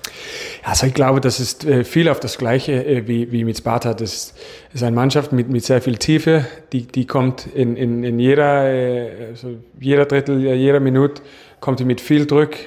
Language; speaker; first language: German; non-native, fluent; Danish